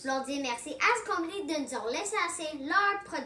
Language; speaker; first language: French; non-native, local second language; English